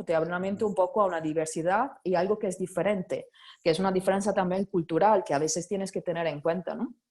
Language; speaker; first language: Spanish; non-native, fluent; Italian